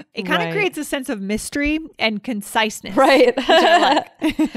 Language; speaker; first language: English; native; English